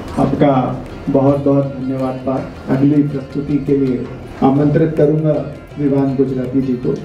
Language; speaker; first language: Hindi; native; Hindi